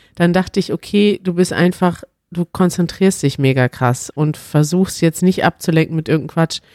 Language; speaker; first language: German; native; German